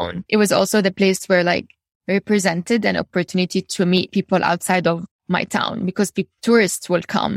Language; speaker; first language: English; non-native, fluent; Arabic